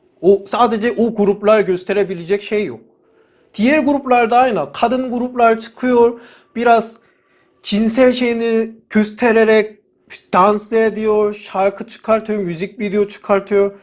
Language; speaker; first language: Turkish; non-native, fluent; Korean